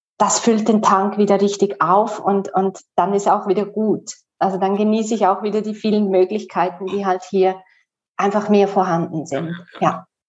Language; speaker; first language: German; non-native, local second language; Romansh